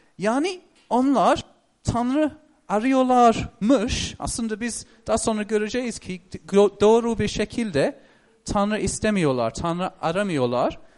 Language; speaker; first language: Turkish; non-native, fluent; English